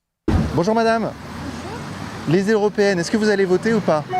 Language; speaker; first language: French; native; French